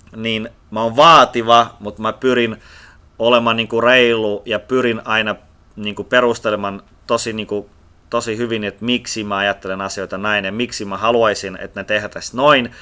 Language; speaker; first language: Finnish; non-native, fluent; Russian